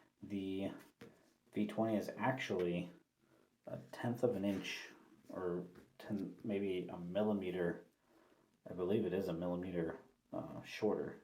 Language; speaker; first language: English; native; English